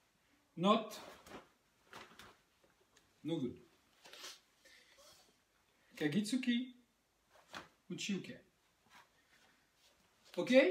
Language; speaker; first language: English; non-native, learner; French